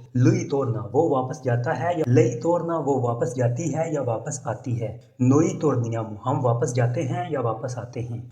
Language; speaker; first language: Urdu; non-native, local second language; Punjabi